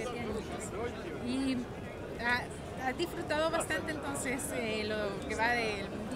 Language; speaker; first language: Spanish; native; Spanish